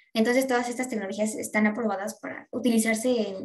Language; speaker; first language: Spanish; native; Spanish